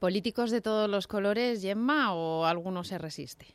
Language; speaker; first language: Spanish; native; Spanish